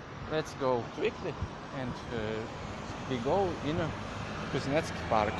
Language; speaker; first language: English; non-native, learner; Russian